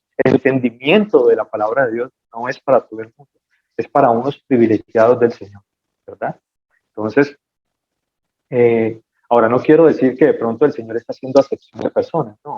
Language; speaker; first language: Spanish; native; Spanish